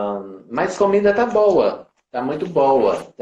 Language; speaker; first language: Portuguese; non-native, fluent; Romanian